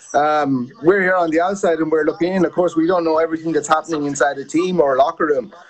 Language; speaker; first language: English; native; English